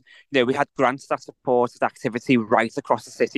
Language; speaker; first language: English; native; English